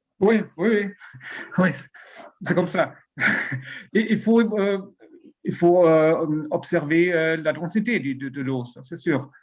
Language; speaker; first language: French; non-native, learner; German